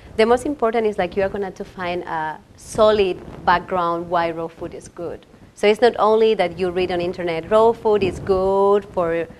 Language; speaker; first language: English; non-native, fluent; Spanish